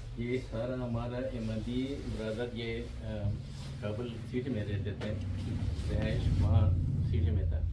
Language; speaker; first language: Urdu; non-native, fluent; Pashto